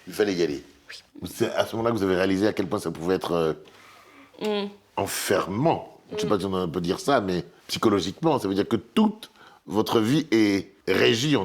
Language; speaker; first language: French; native; French